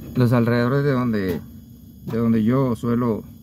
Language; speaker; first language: Spanish; native; Spanish